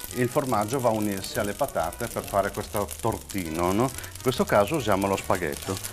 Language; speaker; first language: Italian; native; Italian